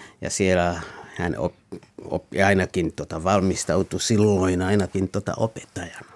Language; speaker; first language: Finnish; non-native, fluent; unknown